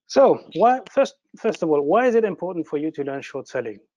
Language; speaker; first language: English; early bilingual, other home language; French